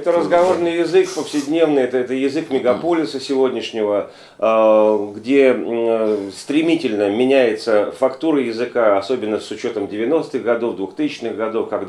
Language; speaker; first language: Russian; native; Russian